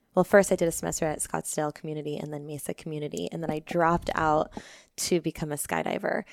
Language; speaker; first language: English; native; English